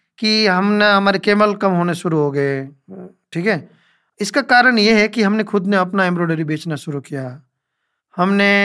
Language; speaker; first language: Hindi; non-native, local second language; Gujarati